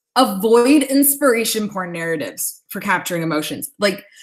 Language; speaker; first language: English; native; English